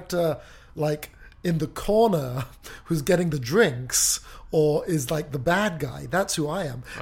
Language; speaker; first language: English; native; English